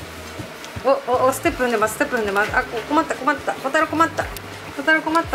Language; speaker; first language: Japanese; native; Japanese